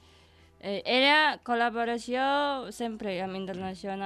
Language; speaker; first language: Catalan; non-native, learner; Indonesian